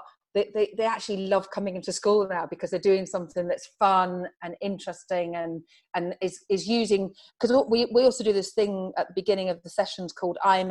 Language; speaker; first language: English; native; English